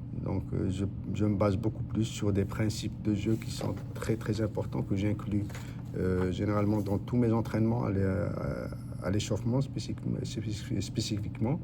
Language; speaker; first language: French; non-native, local second language; Arabic